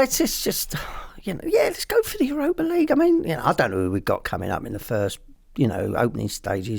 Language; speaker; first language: English; native; English